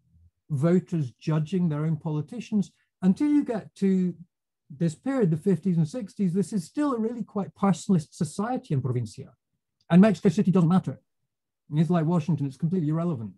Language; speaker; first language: English; native; English